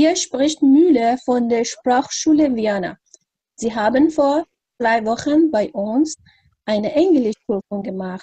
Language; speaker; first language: German; non-native, fluent; Persian